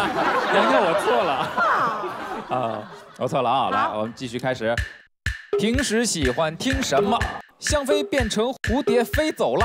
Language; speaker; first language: Chinese; native; Chinese